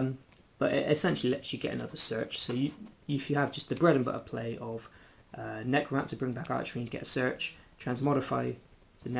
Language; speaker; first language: English; native; English